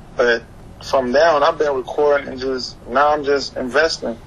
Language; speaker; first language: English; early bilingual, other home language; Haitian Creole